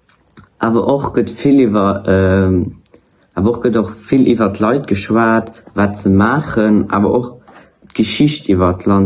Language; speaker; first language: German; non-native, local second language; Luxembourgish